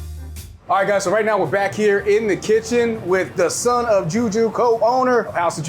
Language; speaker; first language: English; native; English